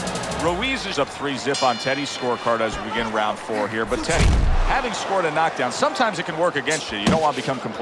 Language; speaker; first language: English; native; English